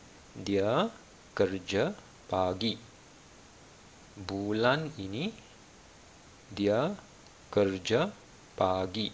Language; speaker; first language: Indonesian; non-native, fluent; Malayalam